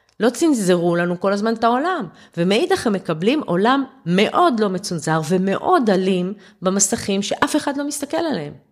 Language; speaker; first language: Hebrew; early bilingual, other home language; German